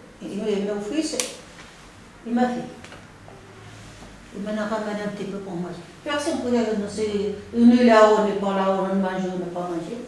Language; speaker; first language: French; non-native, learner; Arabic